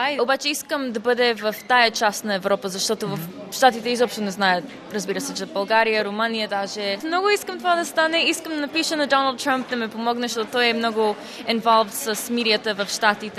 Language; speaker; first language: Bulgarian; early bilingual, heritage; Bulgarian